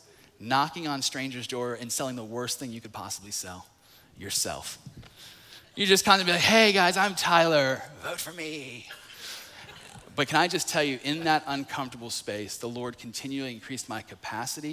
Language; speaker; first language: English; native; English